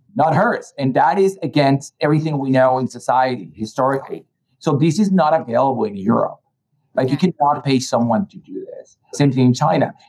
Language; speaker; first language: English; early bilingual, other home language; Spanish